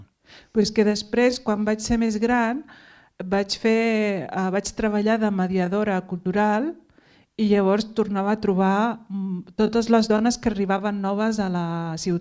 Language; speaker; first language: Catalan; early bilingual, other home language; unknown